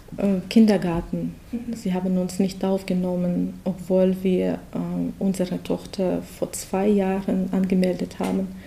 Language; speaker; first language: German; non-native, learner; Russian